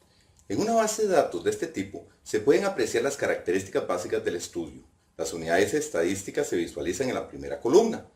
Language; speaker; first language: Spanish; native; Spanish